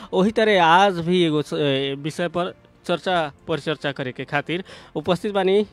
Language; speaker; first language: Bhojpuri; native; Bhojpuri